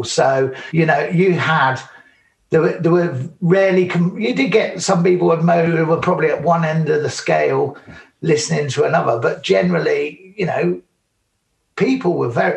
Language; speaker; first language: English; native; English